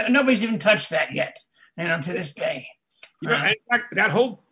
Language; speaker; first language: English; native; English